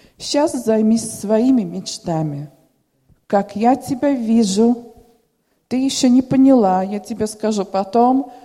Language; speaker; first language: Russian; native; Russian